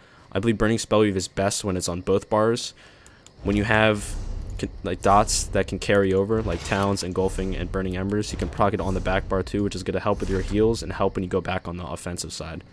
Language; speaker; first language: English; native; English